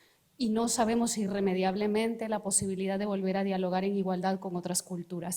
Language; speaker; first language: Spanish; native; Spanish